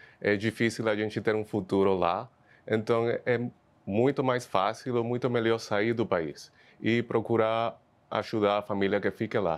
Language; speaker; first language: Portuguese; non-native, fluent; Spanish